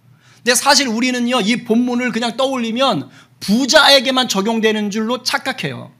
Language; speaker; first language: Korean; native; Korean